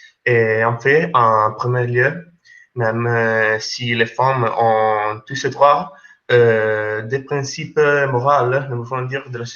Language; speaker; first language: French; non-native, fluent; Italian